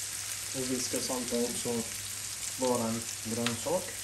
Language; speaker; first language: Swedish; non-native, learner; Arabic